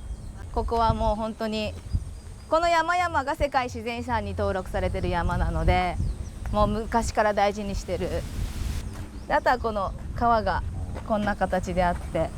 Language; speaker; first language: Japanese; native; Japanese